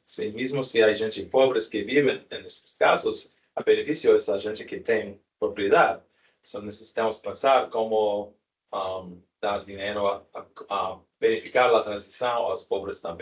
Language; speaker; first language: Portuguese; non-native, learner; Spanish